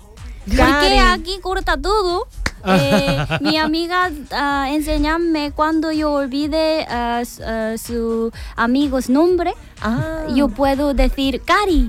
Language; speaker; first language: Spanish; non-native, learner; Korean